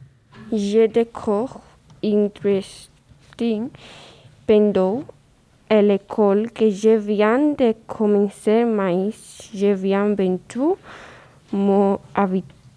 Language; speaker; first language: French; non-native, learner; Spanish